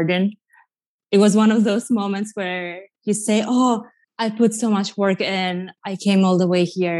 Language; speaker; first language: English; non-native, fluent; Italian